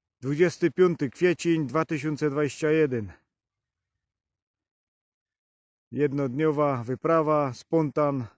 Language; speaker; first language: Polish; native; Polish